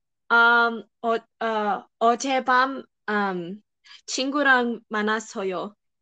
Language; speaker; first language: Korean; non-native, learner; English